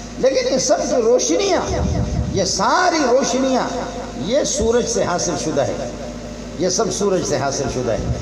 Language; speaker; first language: Urdu; non-native, local second language; Baluchi